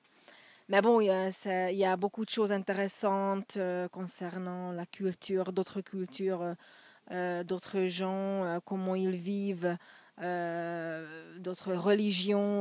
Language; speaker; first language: French; non-native, fluent; Hungarian